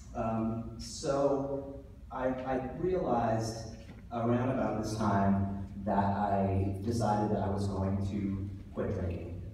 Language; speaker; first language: English; native; English